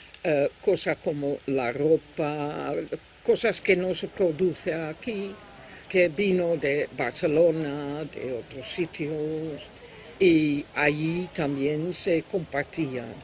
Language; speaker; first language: Spanish; non-native, fluent; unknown